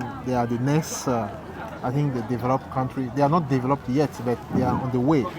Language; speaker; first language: English; non-native, fluent; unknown